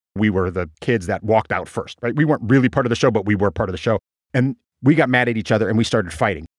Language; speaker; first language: English; native; English